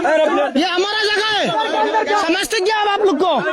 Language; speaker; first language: Hindi; non-native, learner; Bangla